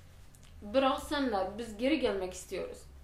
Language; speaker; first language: Turkish; non-native, local second language; Turoyo